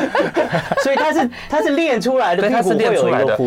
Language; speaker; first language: Chinese; native; Chinese